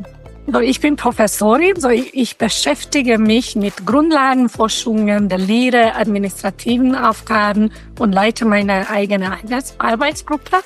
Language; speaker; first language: German; non-native, fluent; Hungarian